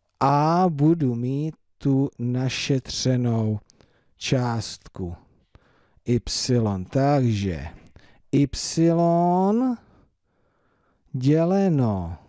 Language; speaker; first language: Czech; native; Czech